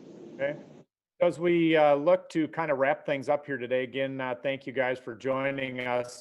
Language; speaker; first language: English; native; English